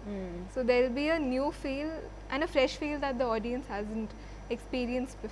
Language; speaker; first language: Telugu; non-native, fluent; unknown